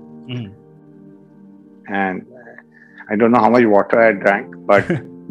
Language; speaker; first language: English; non-native, local second language; Hindi